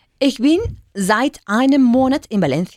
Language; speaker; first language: German; non-native, learner; Spanish